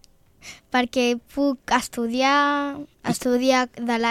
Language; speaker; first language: Catalan; early bilingual, other home language; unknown